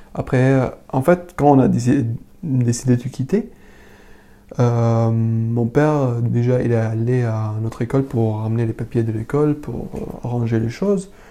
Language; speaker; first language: French; non-native, learner; Arabic